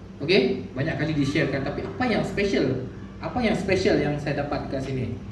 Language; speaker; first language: Malay; non-native, local second language; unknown